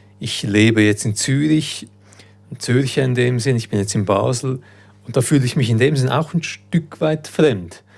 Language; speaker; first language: German; early bilingual, other home language; Croatian